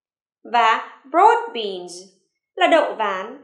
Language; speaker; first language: Vietnamese; native; Vietnamese